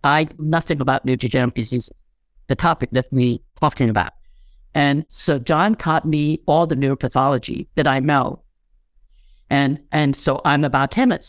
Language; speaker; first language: English; non-native, local second language; Cantonese